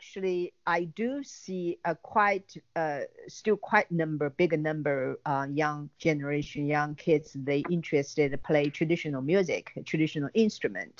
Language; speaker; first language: English; non-native, learner; Chinese